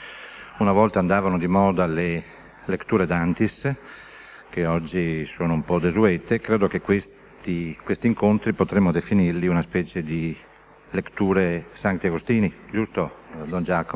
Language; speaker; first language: Italian; native; Italian